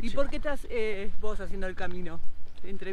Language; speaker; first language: Spanish; native; Spanish